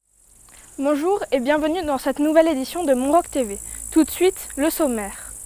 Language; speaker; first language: French; native; French